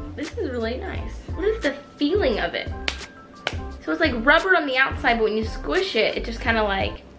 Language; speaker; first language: English; native; English